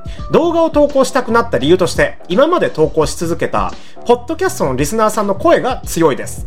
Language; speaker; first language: Japanese; native; Japanese